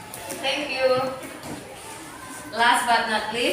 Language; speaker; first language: English; non-native, learner; Indonesian